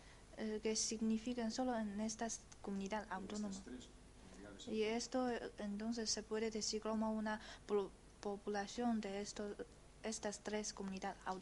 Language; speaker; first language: Spanish; non-native, fluent; Chinese